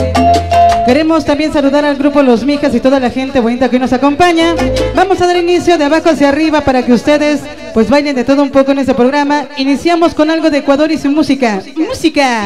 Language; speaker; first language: Spanish; native; Spanish